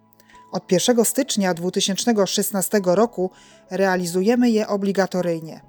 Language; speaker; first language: Polish; native; Polish